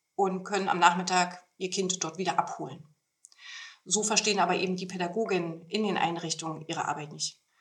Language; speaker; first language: German; native; German